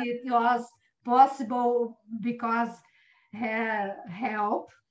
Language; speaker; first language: English; non-native, learner; Portuguese